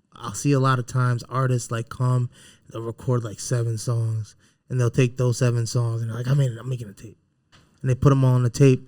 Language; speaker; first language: English; native; English